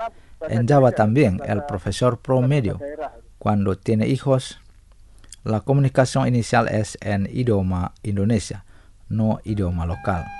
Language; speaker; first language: Spanish; non-native, fluent; Indonesian